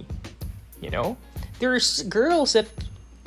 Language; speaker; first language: English; non-native, local second language; Cebuano